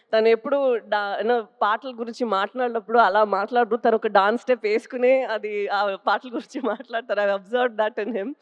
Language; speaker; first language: Telugu; non-native, fluent; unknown